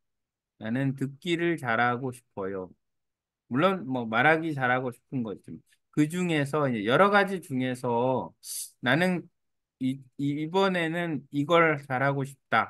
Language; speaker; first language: Korean; native; Korean